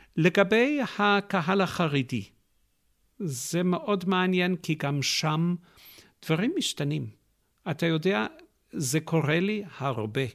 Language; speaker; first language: Hebrew; non-native, fluent; English